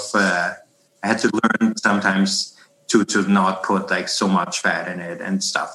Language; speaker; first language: English; non-native, fluent; German